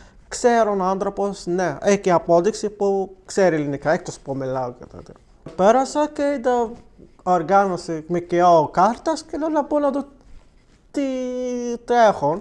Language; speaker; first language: Greek; non-native, learner; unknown